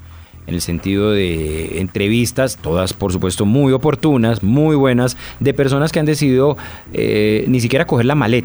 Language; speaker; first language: Spanish; native; Spanish